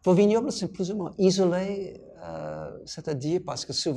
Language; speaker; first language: French; non-native, fluent; English